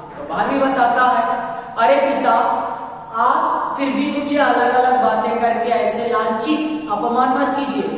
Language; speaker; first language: Hindi; non-native, local second language; Kannada